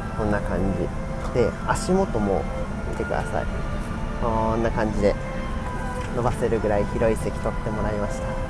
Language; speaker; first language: Japanese; native; Japanese